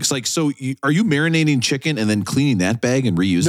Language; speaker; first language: English; native; English